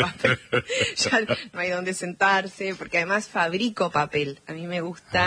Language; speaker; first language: Spanish; native; Spanish